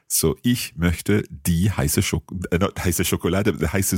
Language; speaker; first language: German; non-native, learner; English